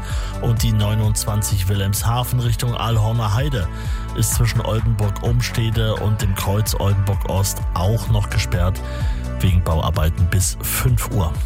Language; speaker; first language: German; native; German